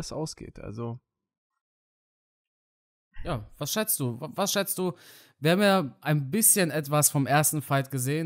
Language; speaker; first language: German; native; German